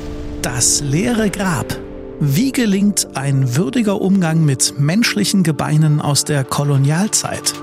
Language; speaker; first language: German; native; German